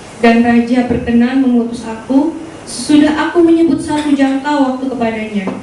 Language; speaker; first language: Indonesian; native; Indonesian